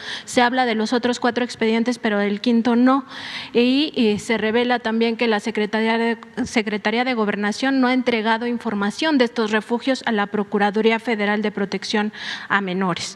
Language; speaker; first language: Spanish; native; Spanish